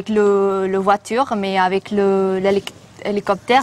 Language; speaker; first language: French; non-native, learner; Catalan